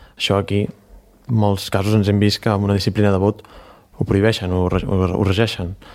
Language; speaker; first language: Catalan; native; Catalan